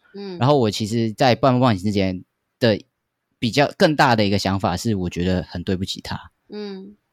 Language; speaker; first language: Chinese; native; Chinese